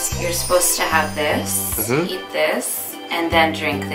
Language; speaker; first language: English; early bilingual, other home language; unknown